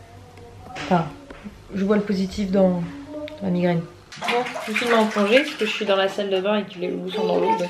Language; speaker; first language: French; native; French